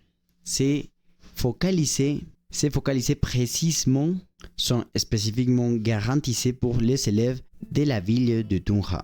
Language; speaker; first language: French; non-native, learner; Spanish